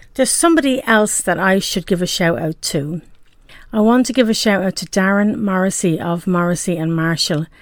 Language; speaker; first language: English; native; English